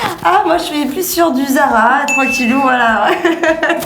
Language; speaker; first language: French; native; French